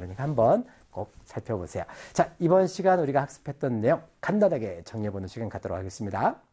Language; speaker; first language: Korean; native; Korean